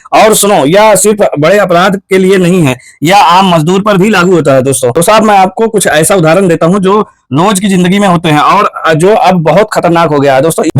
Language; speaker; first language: Hindi; native; Hindi